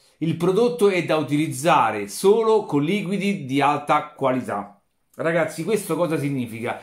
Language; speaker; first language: Italian; native; Italian